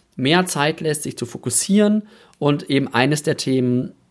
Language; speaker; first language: German; native; German